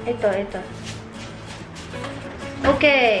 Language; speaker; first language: Filipino; early bilingual, heritage; Filipino